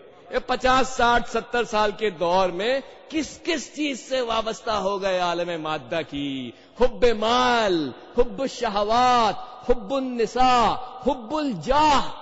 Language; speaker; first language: Urdu; native; Urdu